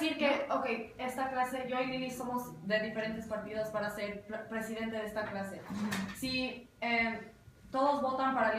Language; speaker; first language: Spanish; early bilingual, heritage; Spanish